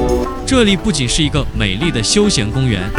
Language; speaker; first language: Chinese; native; Chinese